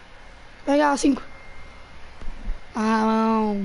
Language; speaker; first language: Portuguese; non-native, fluent; Italian